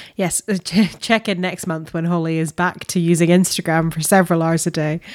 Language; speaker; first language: English; native; English